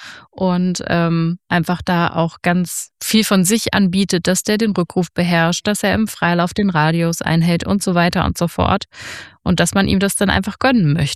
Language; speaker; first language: German; native; German